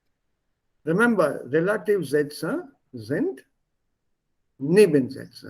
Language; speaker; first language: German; non-native, fluent; Hindi